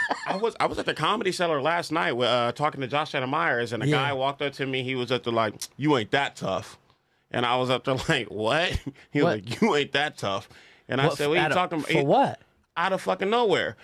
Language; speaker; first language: English; native; English